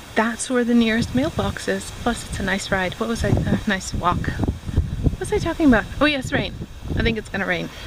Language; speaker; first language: English; native; English